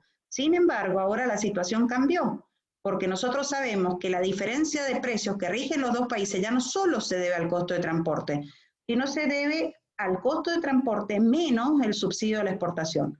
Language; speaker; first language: Spanish; native; Spanish